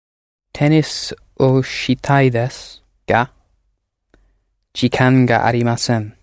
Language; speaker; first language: Japanese; non-native, learner; English